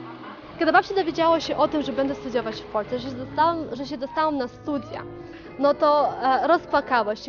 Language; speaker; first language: Polish; early bilingual, heritage; Polish